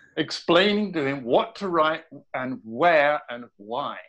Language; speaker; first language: English; native; English